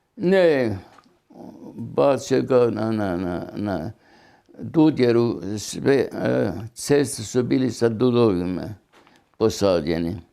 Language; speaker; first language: Bosnian; non-native, local second language; German